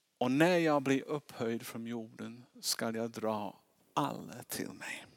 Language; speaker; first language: Swedish; non-native, fluent; English